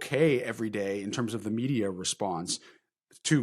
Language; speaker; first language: English; native; English